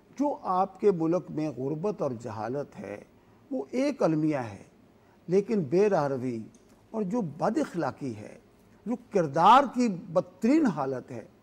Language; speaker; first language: Urdu; native; Urdu